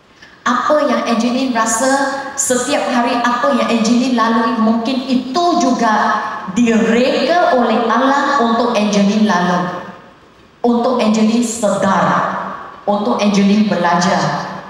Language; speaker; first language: Indonesian; non-native, local second language; Chinese